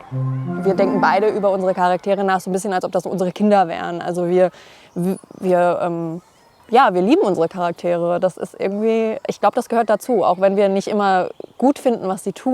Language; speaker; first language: German; native; German